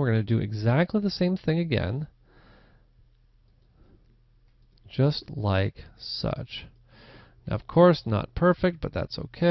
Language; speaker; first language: English; native; English